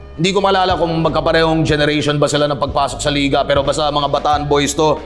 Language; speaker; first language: Filipino; native; Filipino